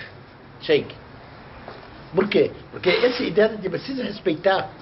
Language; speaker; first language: Portuguese; non-native, learner; Arabic